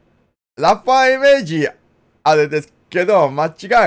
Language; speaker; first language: Japanese; non-native, learner; English